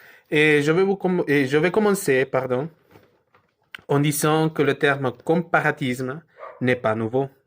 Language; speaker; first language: French; non-native, learner; Spanish